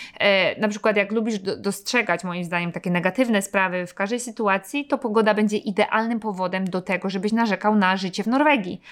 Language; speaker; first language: Polish; native; Polish